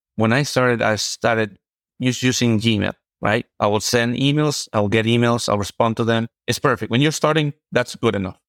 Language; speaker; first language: English; non-native, fluent; Spanish